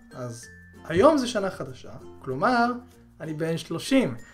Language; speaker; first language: Hebrew; early bilingual, other home language; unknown